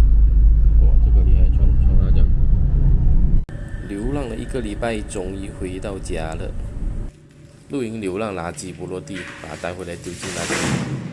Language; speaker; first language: Chinese; native; Chinese